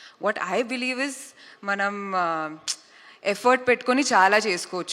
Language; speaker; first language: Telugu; non-native, fluent; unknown